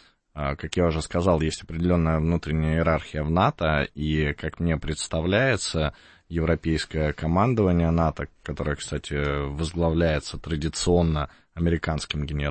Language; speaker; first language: Russian; native; Russian